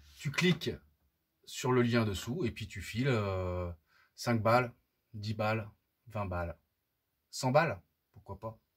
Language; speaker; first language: French; native; French